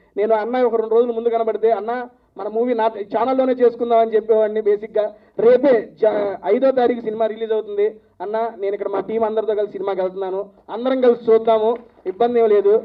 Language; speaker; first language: Telugu; native; Telugu